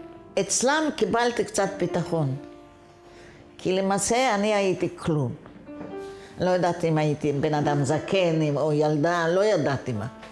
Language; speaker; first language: Hebrew; non-native, fluent; Yiddish